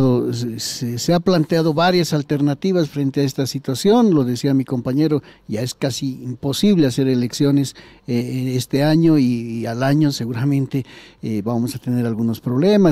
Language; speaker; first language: Spanish; native; Spanish